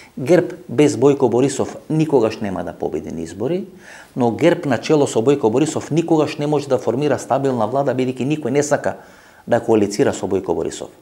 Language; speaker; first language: Macedonian; native; Macedonian